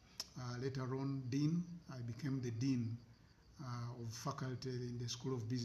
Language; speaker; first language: English; non-native, local second language; Ganda